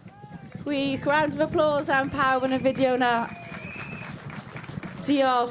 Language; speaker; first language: Welsh; non-native, learner; English